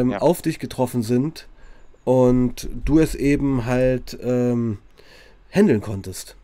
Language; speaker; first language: German; native; German